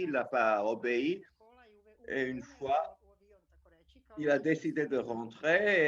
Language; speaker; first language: French; non-native, local second language; Serbian